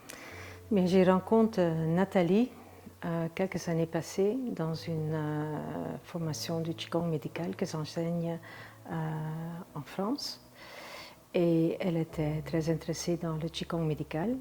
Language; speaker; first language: French; non-native, fluent; Dutch